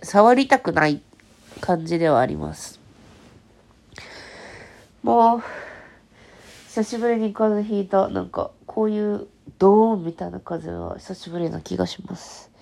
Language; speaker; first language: Japanese; native; Japanese